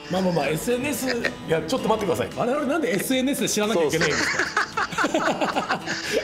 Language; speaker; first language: Japanese; native; Japanese